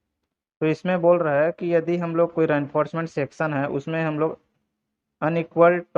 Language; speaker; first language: Hindi; native; Hindi